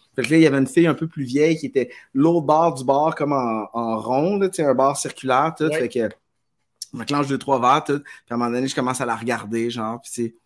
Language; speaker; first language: French; native; French